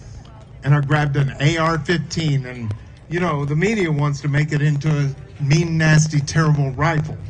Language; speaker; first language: English; native; English